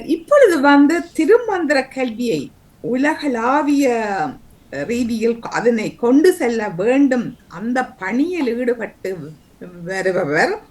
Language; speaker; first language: Tamil; native; Tamil